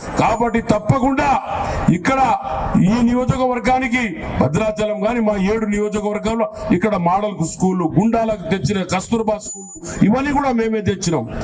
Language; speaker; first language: Telugu; non-native, local second language; Lambadi